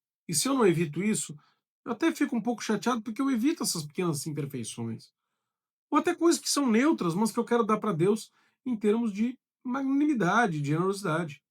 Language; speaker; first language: Portuguese; native; Portuguese